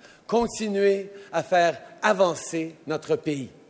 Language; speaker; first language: French; native; French